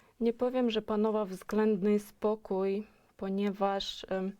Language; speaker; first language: Polish; non-native, fluent; Ukrainian